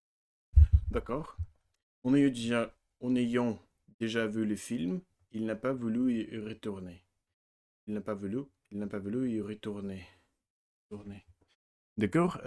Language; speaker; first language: French; non-native, learner; Russian